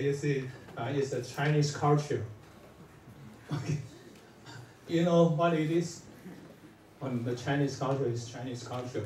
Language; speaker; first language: English; non-native, fluent; Chinese